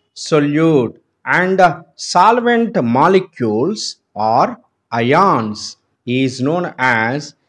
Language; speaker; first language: English; non-native, local second language; Telugu